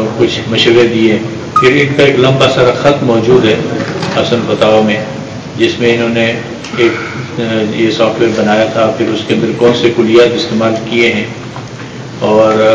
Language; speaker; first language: Urdu; non-native, local second language; Pashto